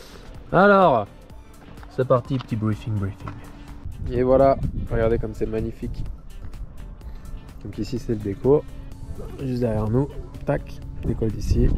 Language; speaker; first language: French; native; French